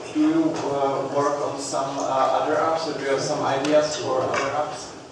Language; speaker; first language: English; non-native, fluent; Czech